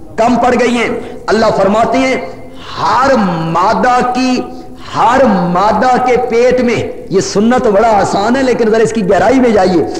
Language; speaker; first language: Urdu; non-native, local second language; Punjabi